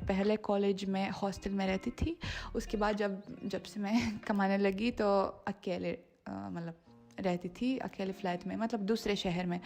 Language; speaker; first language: Hindi; non-native, fluent; Russian